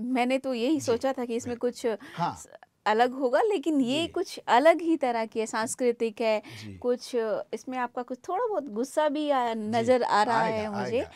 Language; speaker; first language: Hindi; native; Hindi